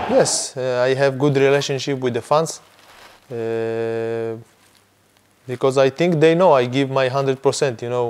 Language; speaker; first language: English; non-native, fluent; Hebrew